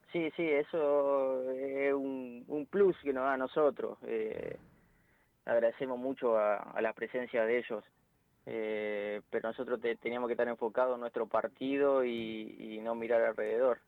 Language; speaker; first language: Spanish; native; Spanish